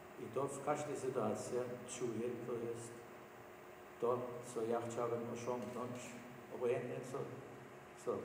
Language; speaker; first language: Polish; non-native, learner; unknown